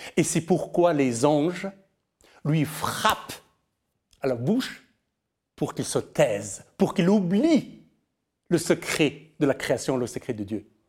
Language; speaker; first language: French; non-native, fluent; Persian